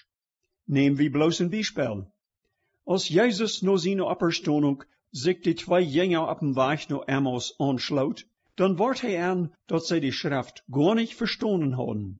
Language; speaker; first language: German; early bilingual, heritage; Plautdietsch